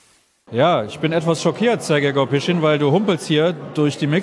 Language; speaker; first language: German; native; German